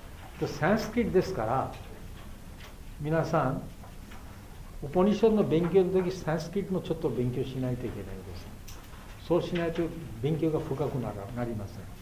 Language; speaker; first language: Japanese; non-native, fluent; Bangla